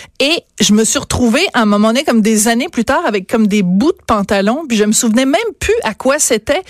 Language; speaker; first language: French; native; French